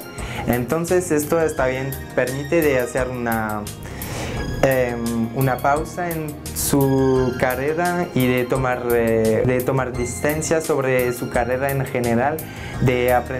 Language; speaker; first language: Spanish; non-native, learner; French